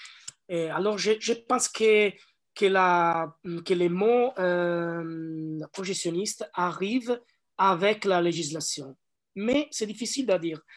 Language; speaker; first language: French; non-native, learner; Italian